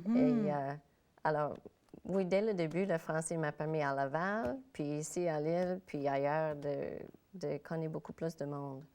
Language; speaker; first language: French; non-native, local second language; English